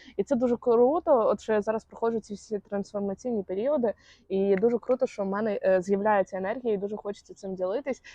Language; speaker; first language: Ukrainian; non-native, local second language; Russian